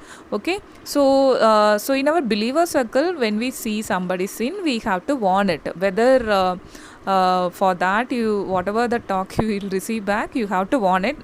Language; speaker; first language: English; non-native, local second language; Tamil